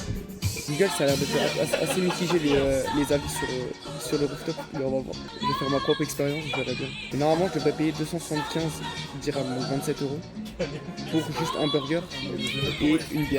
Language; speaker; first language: French; native; French